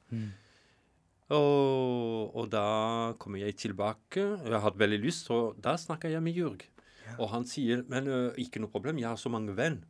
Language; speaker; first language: Norwegian; non-native, fluent; French